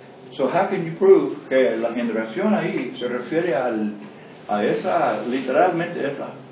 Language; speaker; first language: Spanish; non-native, fluent; English